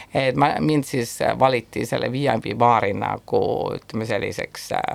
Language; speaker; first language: Estonian; non-native, fluent; Italian